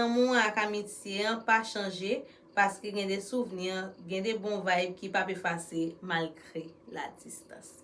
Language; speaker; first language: French; non-native, learner; Haitian Creole